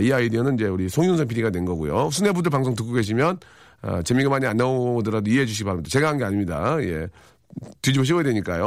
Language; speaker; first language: Korean; native; Korean